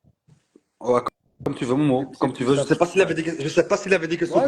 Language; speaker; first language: French; native; French